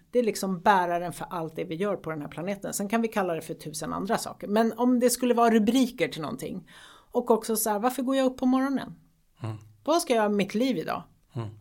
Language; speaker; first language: Swedish; early bilingual, other home language; Greek